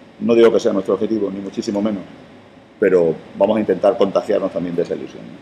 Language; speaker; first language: Spanish; native; Spanish